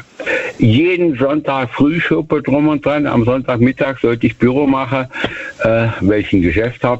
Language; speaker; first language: German; native; German